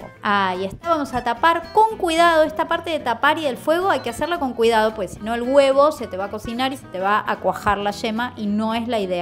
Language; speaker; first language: Spanish; native; Spanish